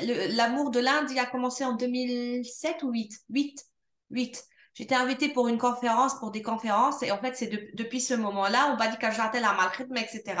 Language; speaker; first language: French; non-native, local second language; Arabic